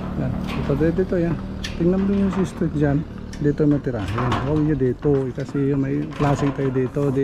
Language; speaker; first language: Filipino; non-native, local second language; Waray